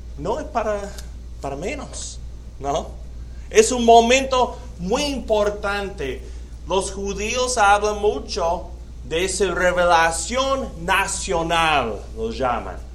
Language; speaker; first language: Spanish; non-native, fluent; English